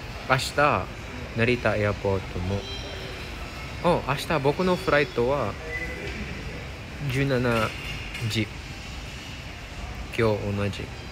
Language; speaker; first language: Japanese; non-native, learner; English